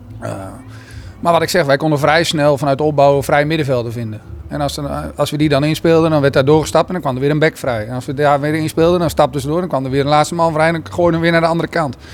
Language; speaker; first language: Dutch; native; Dutch